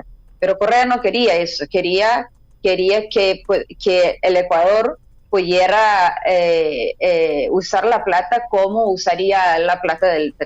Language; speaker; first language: Spanish; non-native, fluent; Portuguese